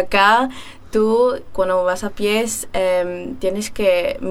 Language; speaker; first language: Spanish; early bilingual, heritage; German